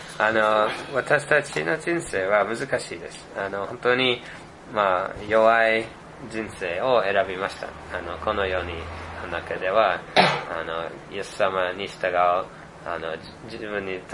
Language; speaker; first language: Japanese; non-native, fluent; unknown